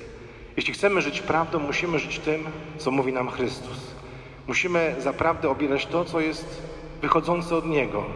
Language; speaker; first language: Polish; native; Polish